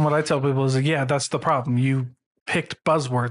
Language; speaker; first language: English; native; English